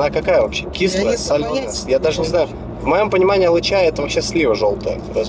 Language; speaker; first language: Russian; native; Russian